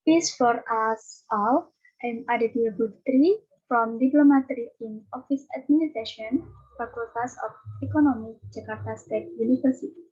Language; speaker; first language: English; non-native, learner; Indonesian